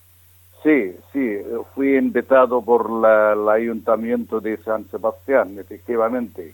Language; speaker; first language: Spanish; non-native, fluent; Arabic